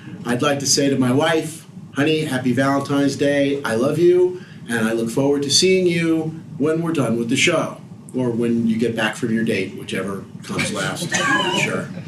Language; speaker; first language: English; native; English